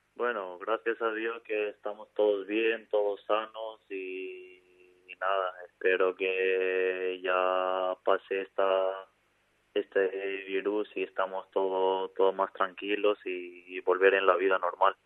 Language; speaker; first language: Spanish; non-native, fluent; Albanian